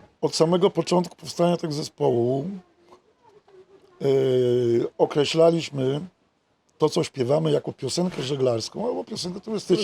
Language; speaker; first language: Polish; native; Polish